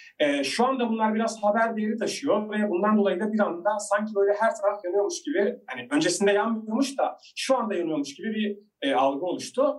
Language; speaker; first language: Turkish; native; Turkish